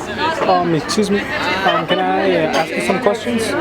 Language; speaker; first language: English; non-native, learner; Spanish